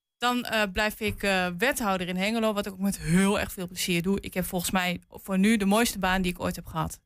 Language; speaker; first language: Dutch; native; Dutch